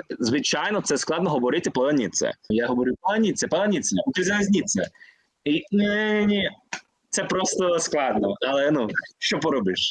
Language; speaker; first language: Ukrainian; non-native, learner; Spanish